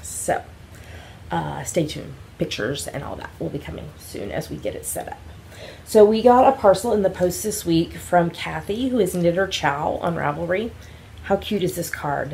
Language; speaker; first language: English; native; English